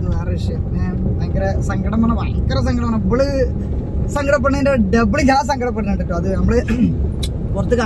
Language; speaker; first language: Malayalam; native; Malayalam